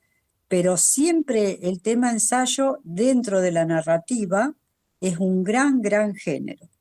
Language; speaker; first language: Spanish; native; Spanish